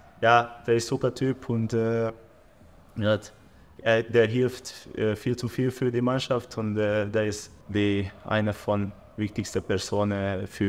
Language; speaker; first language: German; non-native, learner; Hungarian